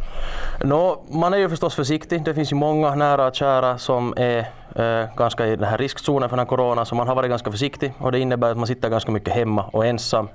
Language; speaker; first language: Swedish; non-native, local second language; Finnish